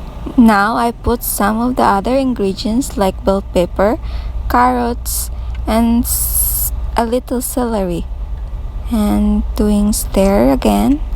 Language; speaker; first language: English; non-native, local second language; Filipino